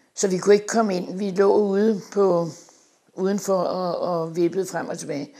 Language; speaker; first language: Danish; native; Danish